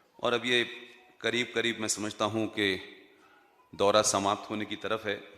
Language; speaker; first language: Hindi; native; Hindi